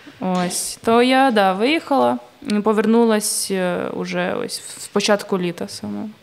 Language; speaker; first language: Ukrainian; native; Ukrainian